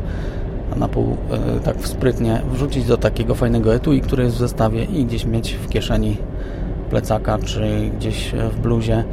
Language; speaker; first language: Polish; native; Polish